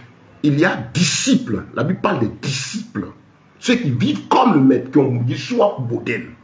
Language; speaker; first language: French; native; French